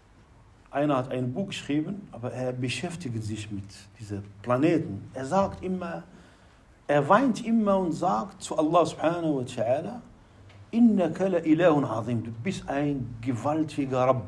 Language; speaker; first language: German; non-native, fluent; Arabic